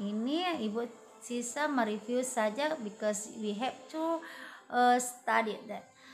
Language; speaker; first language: English; non-native, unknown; Indonesian